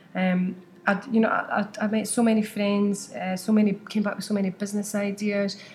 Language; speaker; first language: English; native; English